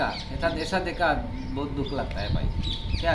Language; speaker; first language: Hindi; non-native, learner; Bangla